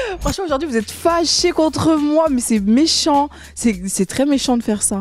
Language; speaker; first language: French; native; French